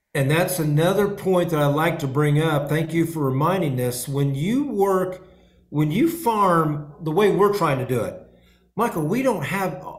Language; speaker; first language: English; native; English